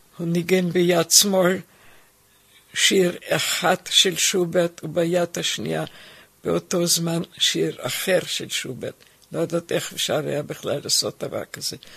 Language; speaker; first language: Hebrew; non-native, fluent; German